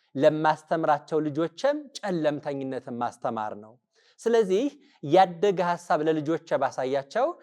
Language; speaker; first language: Amharic; native; Amharic